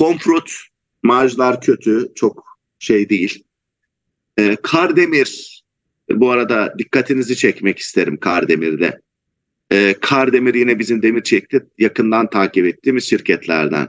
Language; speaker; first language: Turkish; native; Turkish